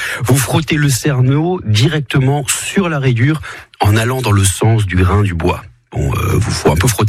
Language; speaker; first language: French; native; French